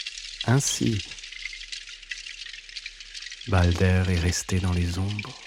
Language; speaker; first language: French; native; French